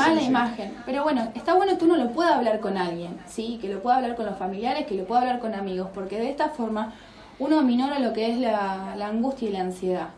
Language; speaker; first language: Spanish; native; Spanish